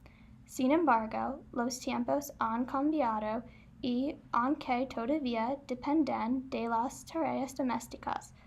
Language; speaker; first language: Spanish; non-native, learner; English